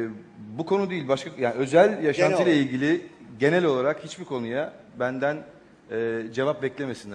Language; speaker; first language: Turkish; native; Turkish